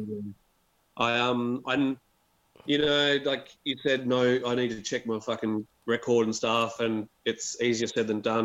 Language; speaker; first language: English; native; English